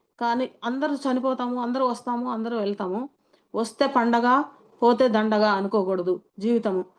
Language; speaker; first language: Telugu; native; Telugu